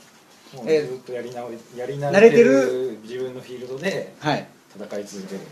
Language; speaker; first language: Japanese; native; Japanese